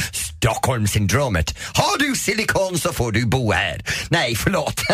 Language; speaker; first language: Swedish; non-native, fluent; English